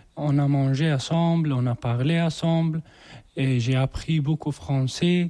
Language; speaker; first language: French; non-native, learner; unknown